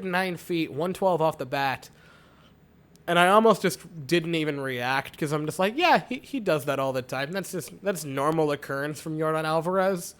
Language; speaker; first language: English; native; English